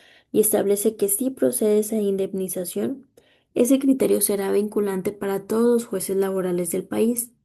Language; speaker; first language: Spanish; native; Spanish